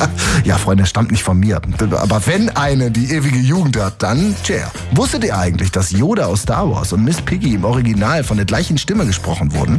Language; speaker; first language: German; native; German